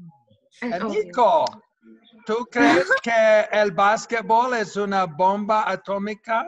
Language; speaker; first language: Spanish; non-native, fluent; English